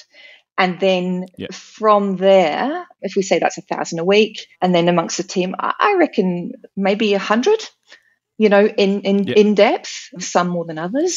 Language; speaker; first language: English; native; English